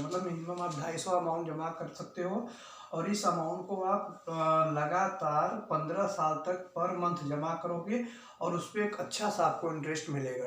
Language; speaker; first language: Hindi; native; Hindi